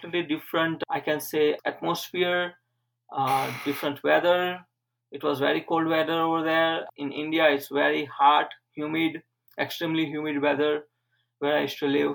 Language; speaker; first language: English; non-native, local second language; Gujarati